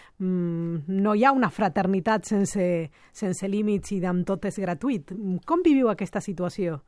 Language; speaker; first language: Catalan; non-native, fluent; Spanish